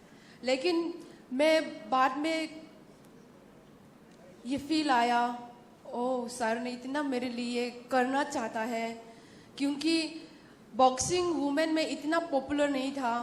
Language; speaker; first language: Hindi; non-native, local second language; Manipuri